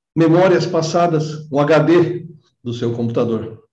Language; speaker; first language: Portuguese; native; Portuguese